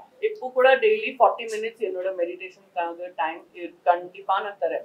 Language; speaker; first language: Tamil; non-native, local second language; Gujarati